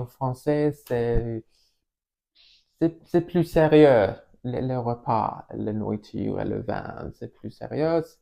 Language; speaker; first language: French; non-native, learner; Swedish